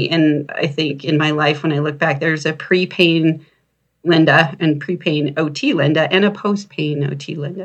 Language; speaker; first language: English; native; English